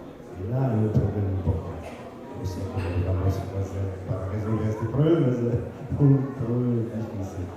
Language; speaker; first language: Portuguese; non-native, fluent; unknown